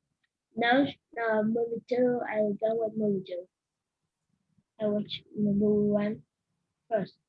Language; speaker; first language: English; non-native, learner; Vietnamese